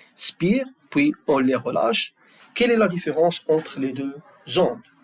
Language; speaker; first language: French; non-native, local second language; Arabic